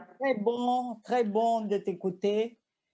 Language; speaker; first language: French; non-native, fluent; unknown